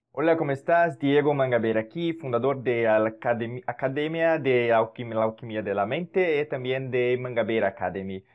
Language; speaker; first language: Spanish; non-native, fluent; Portuguese